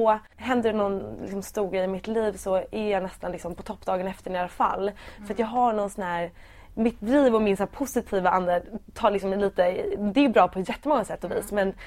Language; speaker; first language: Swedish; native; Swedish